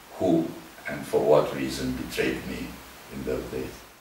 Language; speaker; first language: English; non-native, fluent; Romanian